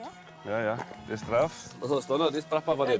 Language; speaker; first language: German; native; German